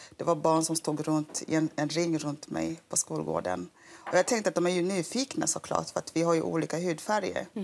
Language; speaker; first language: Swedish; early bilingual, other home language; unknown